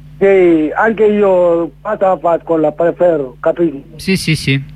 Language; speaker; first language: Italian; non-native, learner; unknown